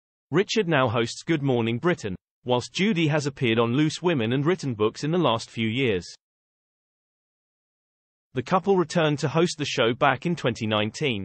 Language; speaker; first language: English; native; English